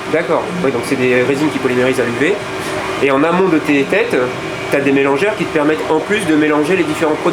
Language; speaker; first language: French; native; French